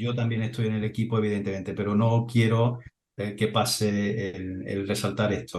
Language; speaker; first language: Spanish; native; Spanish